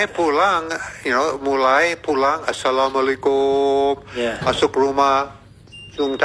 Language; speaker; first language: Indonesian; non-native, learner; English